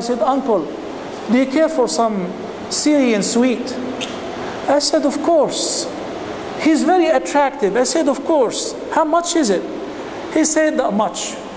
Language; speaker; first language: English; non-native, fluent; Arabic